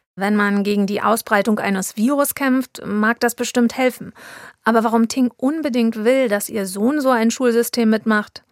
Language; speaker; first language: German; native; German